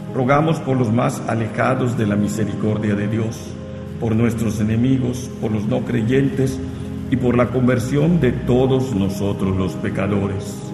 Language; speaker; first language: Spanish; native; Spanish